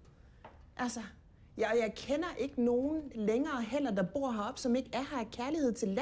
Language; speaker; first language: Danish; native; Danish